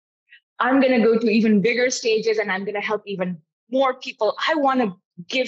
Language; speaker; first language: English; non-native, local second language; Urdu